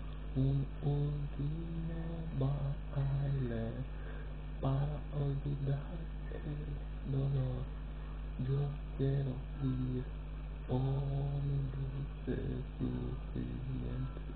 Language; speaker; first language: Spanish; non-native, learner; Romanian